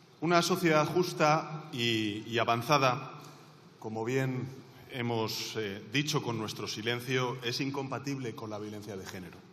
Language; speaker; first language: Spanish; native; Spanish